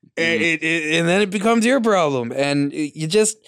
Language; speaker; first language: English; early bilingual, other home language; Italian